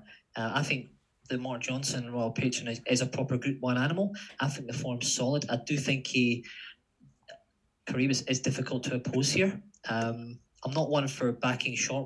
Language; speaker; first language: English; native; English